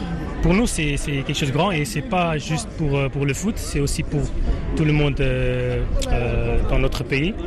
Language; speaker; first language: French; non-native, learner; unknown